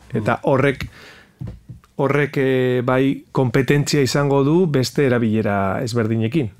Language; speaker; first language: Basque; non-native, local second language; Spanish